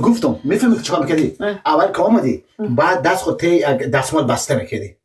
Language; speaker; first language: Persian; native; Persian